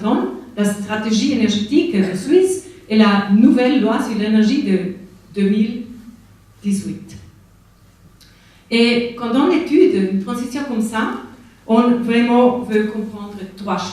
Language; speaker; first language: French; non-native, fluent; Spanish